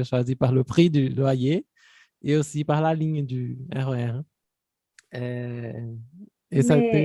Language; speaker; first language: French; non-native, fluent; Portuguese